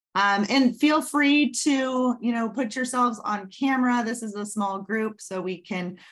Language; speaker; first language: English; native; English